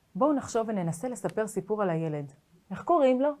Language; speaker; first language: Hebrew; native; Hebrew